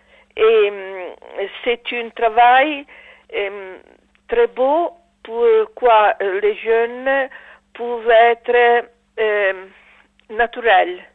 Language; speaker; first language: French; non-native, learner; Italian